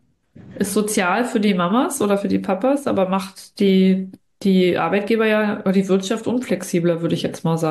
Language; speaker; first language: German; native; German